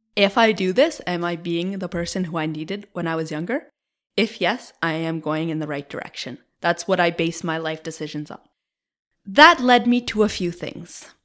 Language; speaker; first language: English; native; English